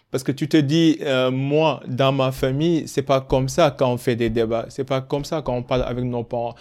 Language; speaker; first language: French; non-native, local second language; Wolof